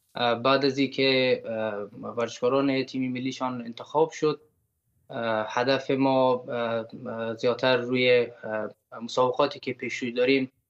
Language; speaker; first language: Persian; native; Persian